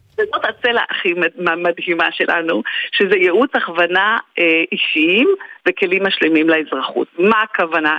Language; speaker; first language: Hebrew; native; Hebrew